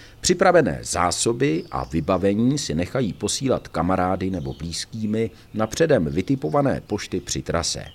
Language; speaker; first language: Czech; native; Czech